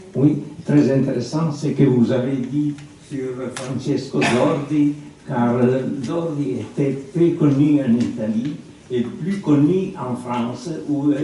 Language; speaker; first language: French; non-native, fluent; Italian